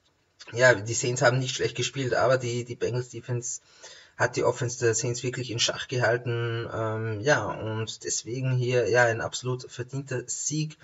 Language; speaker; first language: German; native; German